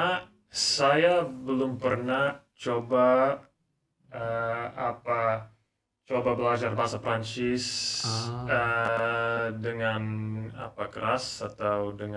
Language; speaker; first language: Indonesian; non-native, learner; English